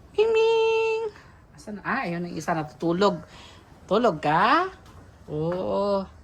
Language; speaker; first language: Filipino; non-native, local second language; Cebuano